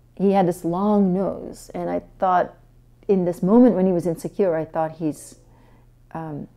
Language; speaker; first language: English; non-native, fluent; French